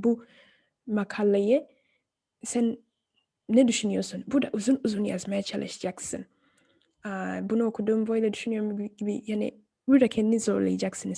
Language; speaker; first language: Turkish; non-native, fluent; English